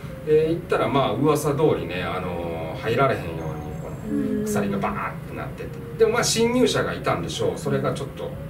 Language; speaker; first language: Japanese; native; Japanese